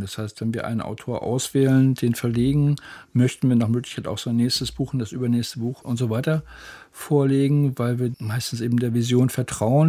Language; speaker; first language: German; native; German